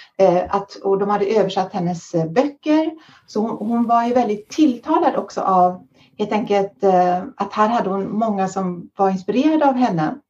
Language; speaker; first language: Swedish; early bilingual, heritage; Swedish